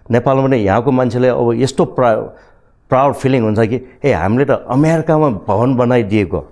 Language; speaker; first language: Nepali; non-native, local second language; Newari